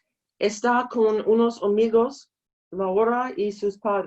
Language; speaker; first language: Spanish; non-native, learner; English